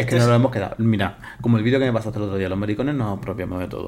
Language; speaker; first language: Spanish; native; Spanish